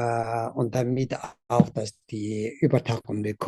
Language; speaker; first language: German; non-native, learner; Tibetan